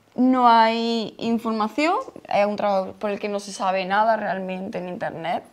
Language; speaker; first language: English; non-native, learner; Spanish